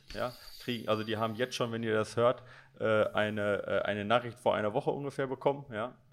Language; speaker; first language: German; native; German